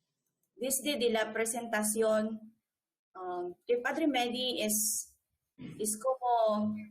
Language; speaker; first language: Spanish; non-native, learner; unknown